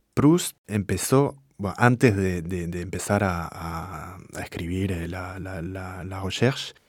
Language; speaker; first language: Spanish; non-native, fluent; French